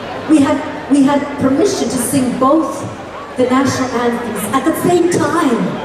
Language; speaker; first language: English; early bilingual, other home language; Ukrainian